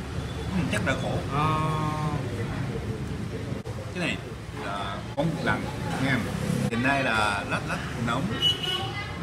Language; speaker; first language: Vietnamese; non-native, learner; Japanese